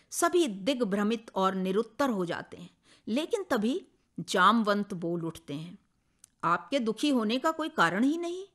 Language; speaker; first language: Hindi; native; Hindi